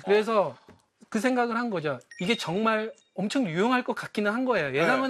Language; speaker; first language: Korean; native; Korean